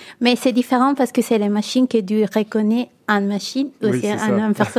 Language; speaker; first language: French; non-native, learner; Italian